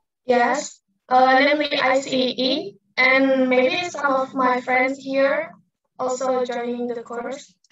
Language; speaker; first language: English; non-native, learner; Indonesian